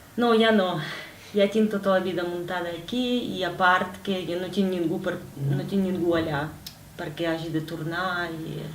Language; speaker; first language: Catalan; early bilingual, other home language; Russian